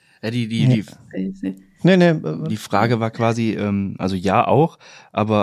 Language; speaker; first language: German; native; German